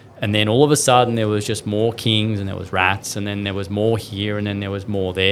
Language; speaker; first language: English; native; English